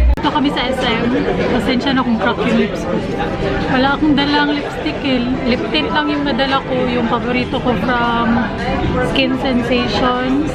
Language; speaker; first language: Filipino; non-native, local second language; Cebuano